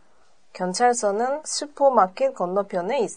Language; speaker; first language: Korean; non-native, learner; Japanese